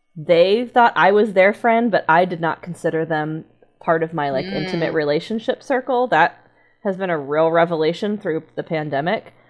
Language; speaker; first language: English; native; English